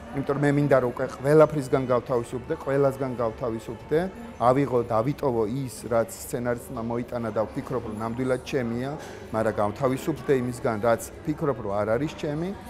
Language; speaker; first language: Georgian; native; Georgian